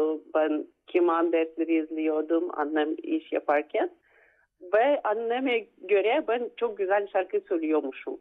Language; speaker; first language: Turkish; non-native, fluent; Russian